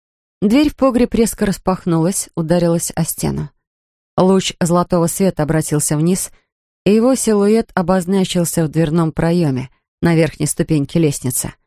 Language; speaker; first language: Russian; native; Russian